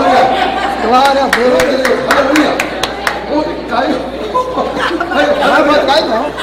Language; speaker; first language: Portuguese; native; Portuguese